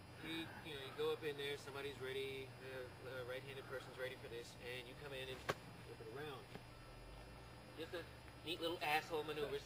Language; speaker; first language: English; native; English